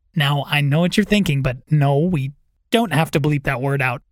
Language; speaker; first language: English; native; English